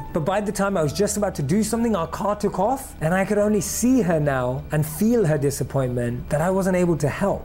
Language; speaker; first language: English; native; English